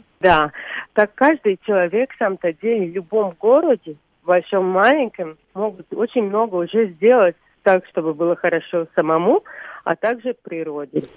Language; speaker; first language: Russian; non-native, local second language; Latvian